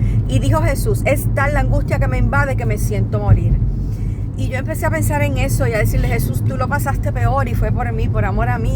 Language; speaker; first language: Spanish; native; Spanish